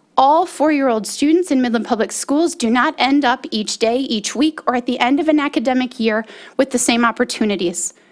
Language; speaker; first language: English; native; English